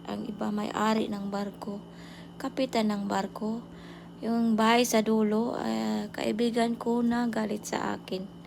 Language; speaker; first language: Filipino; non-native, local second language; Cebuano